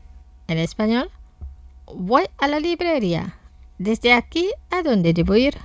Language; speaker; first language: Spanish; non-native, fluent; Indonesian